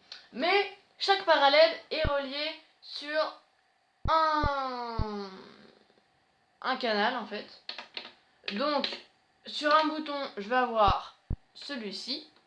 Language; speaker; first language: French; native; French